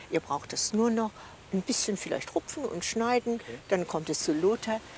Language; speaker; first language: German; native; German